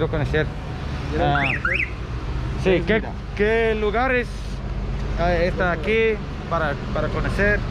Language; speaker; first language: Spanish; non-native, learner; English